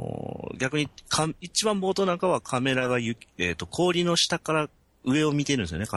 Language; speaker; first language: Japanese; native; Japanese